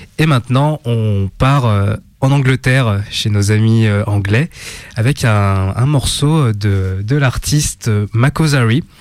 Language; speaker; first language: French; native; French